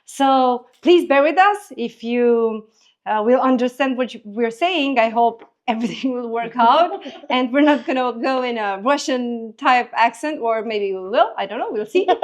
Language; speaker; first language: English; non-native, fluent; Romanian